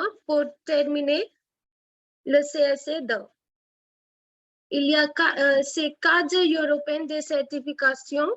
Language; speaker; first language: French; non-native, fluent; Hindi